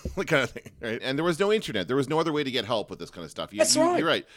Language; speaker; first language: English; native; English